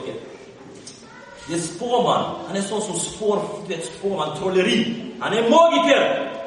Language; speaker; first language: Swedish; early bilingual, other home language; Arabic